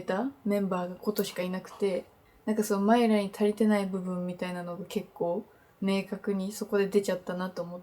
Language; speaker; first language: Japanese; native; Japanese